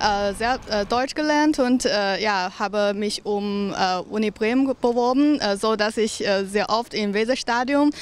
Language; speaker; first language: German; non-native, learner; Chinese